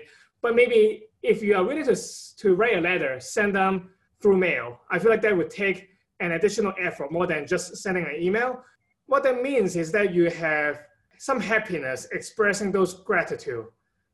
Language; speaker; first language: English; non-native, local second language; Cantonese